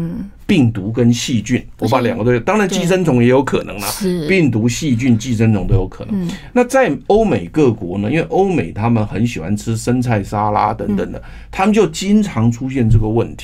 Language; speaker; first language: Chinese; native; Chinese